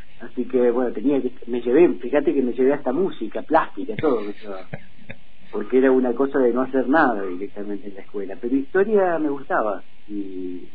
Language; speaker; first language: Spanish; native; Spanish